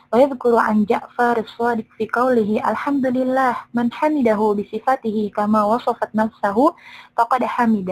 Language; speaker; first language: Arabic; non-native, learner; Indonesian